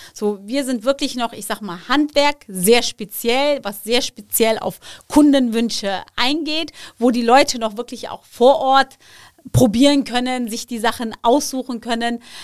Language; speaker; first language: German; early bilingual, other home language; Turkish